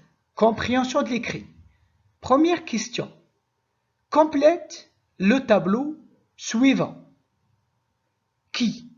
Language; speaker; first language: French; non-native, local second language; Arabic